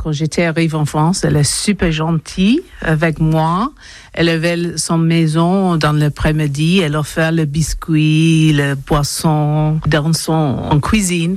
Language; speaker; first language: French; non-native, learner; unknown